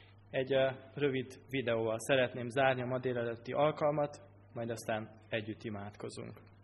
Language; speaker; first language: Hungarian; native; Hungarian